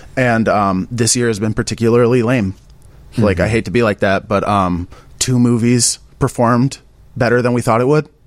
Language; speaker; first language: English; native; English